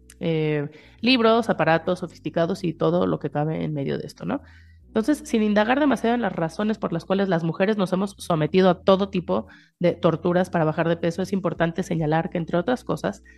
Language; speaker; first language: Spanish; native; Spanish